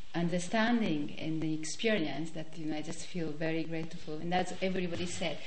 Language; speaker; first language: English; non-native, fluent; Japanese